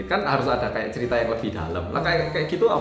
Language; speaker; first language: Indonesian; native; Indonesian